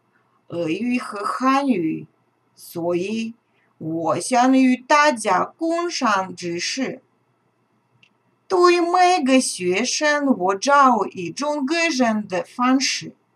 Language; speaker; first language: Chinese; non-native, fluent; Russian